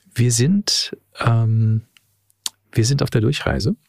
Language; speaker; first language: German; early bilingual, heritage; English